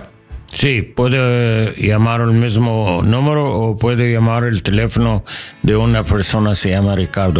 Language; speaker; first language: Spanish; non-native, learner; English